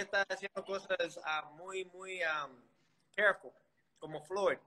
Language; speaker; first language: Spanish; early bilingual, heritage; English